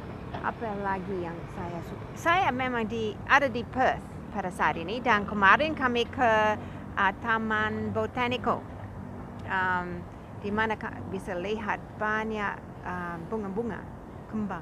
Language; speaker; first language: Indonesian; non-native, fluent; English